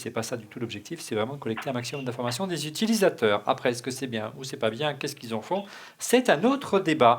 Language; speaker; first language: French; native; French